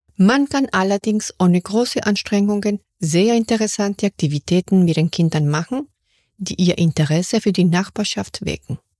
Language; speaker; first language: German; non-native, fluent; Spanish